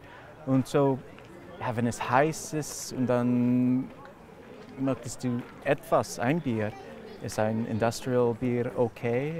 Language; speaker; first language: German; non-native, learner; English